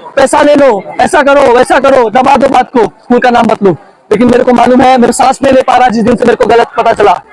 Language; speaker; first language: Hindi; native; Hindi